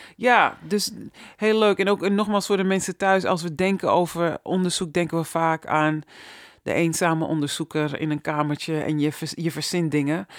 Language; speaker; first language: Dutch; native; Dutch